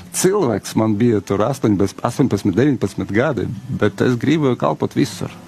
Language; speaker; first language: Latvian; early bilingual, other home language; Russian